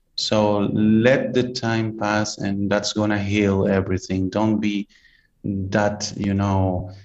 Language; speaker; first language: English; non-native, fluent; Spanish